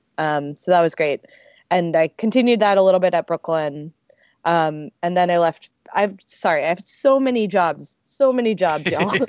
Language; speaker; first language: English; native; English